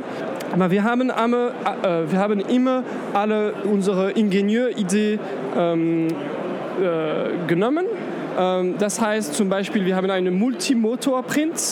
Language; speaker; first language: German; non-native, learner; French